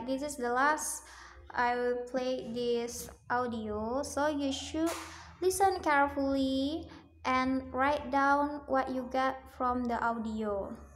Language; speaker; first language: English; non-native, learner; Minangkabau